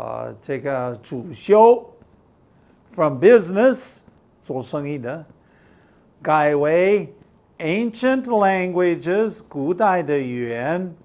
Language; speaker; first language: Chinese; non-native, fluent; English